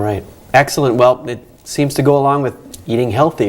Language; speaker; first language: English; native; English